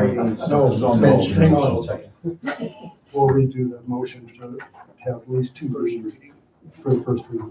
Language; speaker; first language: English; native; English